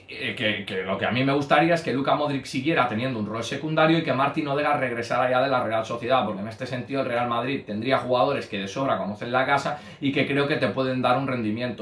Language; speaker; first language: Spanish; native; Spanish